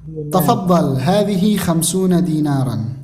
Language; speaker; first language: Arabic; non-native, fluent; Indonesian